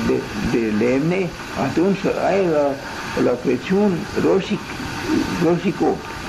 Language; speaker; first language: Romanian; non-native, local second language; German